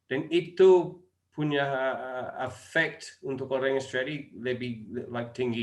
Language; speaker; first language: Indonesian; non-native, learner; English